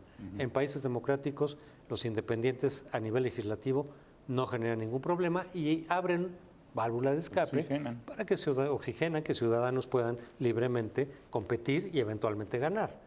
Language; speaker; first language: Spanish; native; Spanish